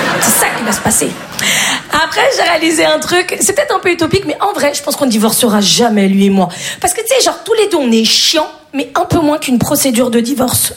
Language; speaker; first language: French; native; French